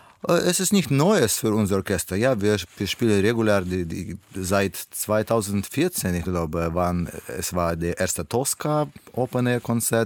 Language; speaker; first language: German; non-native, learner; Russian